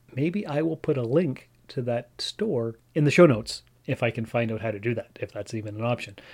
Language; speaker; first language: English; early bilingual, other home language; Dutch